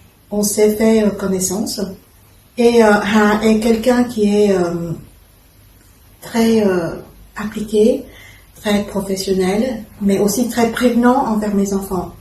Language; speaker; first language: French; non-native, fluent; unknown